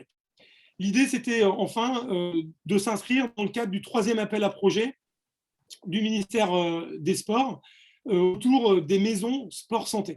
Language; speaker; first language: French; native; French